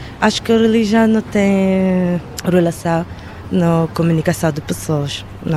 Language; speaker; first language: Portuguese; non-native, learner; Arabic